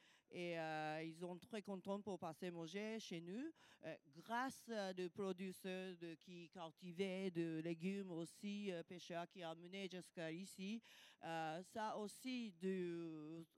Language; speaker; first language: French; non-native, learner; Japanese